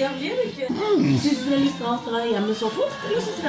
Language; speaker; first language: Norwegian; native; Norwegian